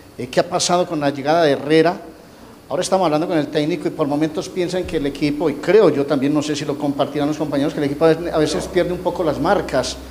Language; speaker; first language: Spanish; native; Spanish